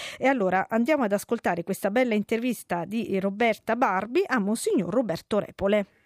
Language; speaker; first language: Italian; native; Italian